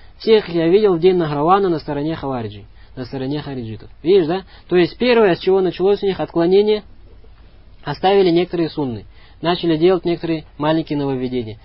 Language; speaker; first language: Russian; non-native, local second language; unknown